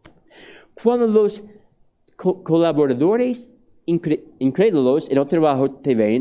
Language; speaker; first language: Spanish; non-native, fluent; English